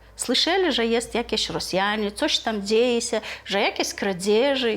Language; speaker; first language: Polish; non-native, fluent; Lithuanian